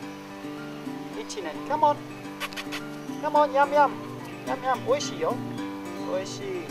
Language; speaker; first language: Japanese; non-native, learner; English